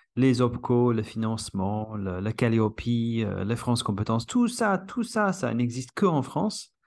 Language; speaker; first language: French; non-native, fluent; English